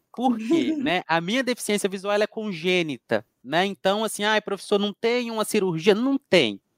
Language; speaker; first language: Portuguese; native; Portuguese